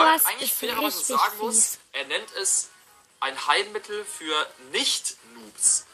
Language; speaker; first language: German; native; German